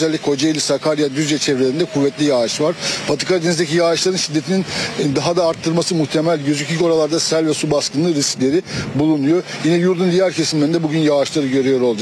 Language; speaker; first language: Turkish; native; Turkish